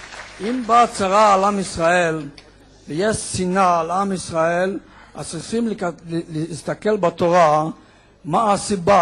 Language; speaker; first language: Hebrew; non-native, fluent; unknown